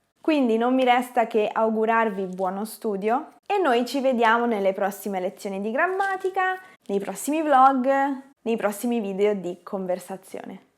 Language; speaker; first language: Italian; native; Italian